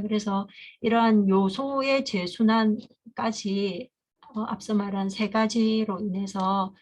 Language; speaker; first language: Korean; native; Korean